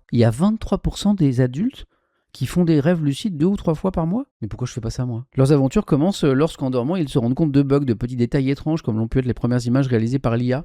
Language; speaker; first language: French; native; French